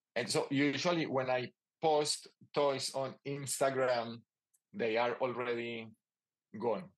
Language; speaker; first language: English; non-native, fluent; Spanish